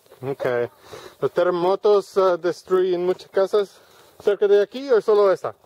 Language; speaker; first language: Spanish; non-native, learner; English